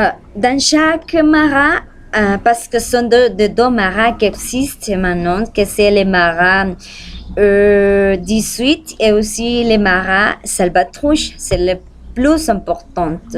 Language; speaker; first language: French; non-native, learner; Spanish